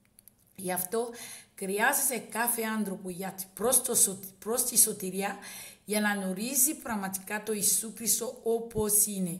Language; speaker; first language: Greek; non-native, learner; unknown